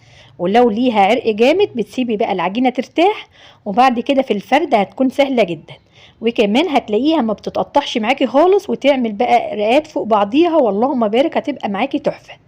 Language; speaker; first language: Arabic; native; Arabic